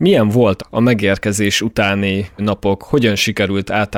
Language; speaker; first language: Hungarian; native; Hungarian